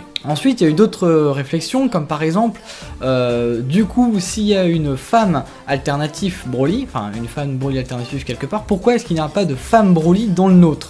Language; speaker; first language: French; native; French